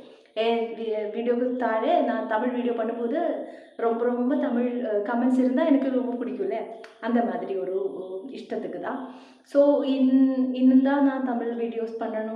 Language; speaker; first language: Tamil; non-native, learner; Malayalam